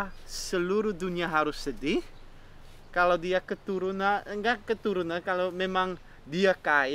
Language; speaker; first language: Indonesian; non-native, fluent; Dutch